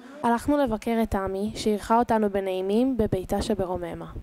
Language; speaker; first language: Hebrew; native; Hebrew